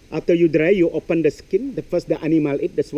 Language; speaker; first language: English; non-native, learner; Balinese